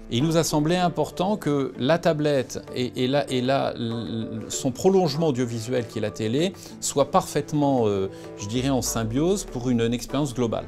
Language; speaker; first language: French; native; French